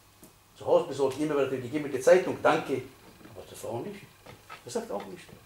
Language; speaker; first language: German; non-native, fluent; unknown